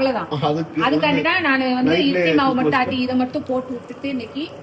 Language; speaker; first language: Tamil; native; Tamil